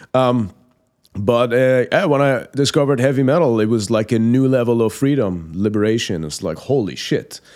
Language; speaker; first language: English; non-native, fluent; Persian